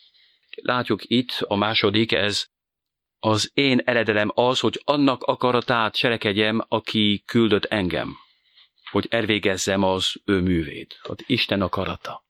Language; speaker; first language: Hungarian; non-native, fluent; French